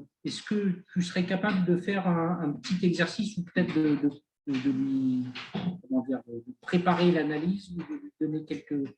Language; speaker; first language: French; native; French